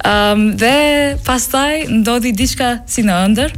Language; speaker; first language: Albanian; non-native, fluent; English